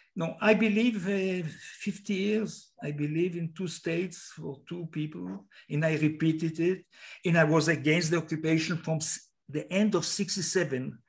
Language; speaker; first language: English; non-native, fluent; Hebrew